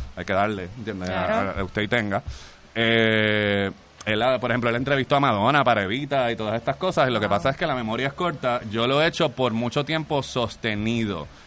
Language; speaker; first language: Spanish; native; Spanish